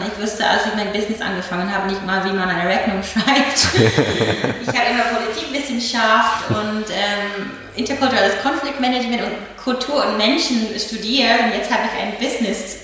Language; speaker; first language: German; non-native, fluent; English